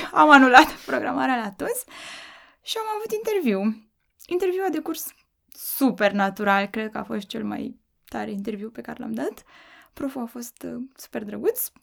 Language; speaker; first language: Romanian; native; Romanian